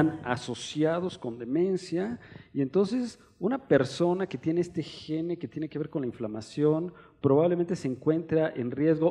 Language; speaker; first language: Spanish; native; Spanish